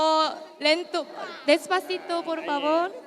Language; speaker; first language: Spanish; non-native, learner; Korean